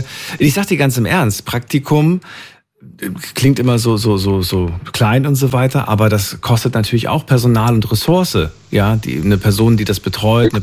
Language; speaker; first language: German; native; German